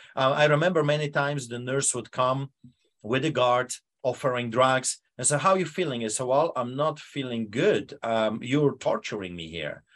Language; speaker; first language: English; non-native, fluent; Polish